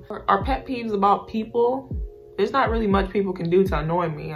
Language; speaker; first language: English; native; English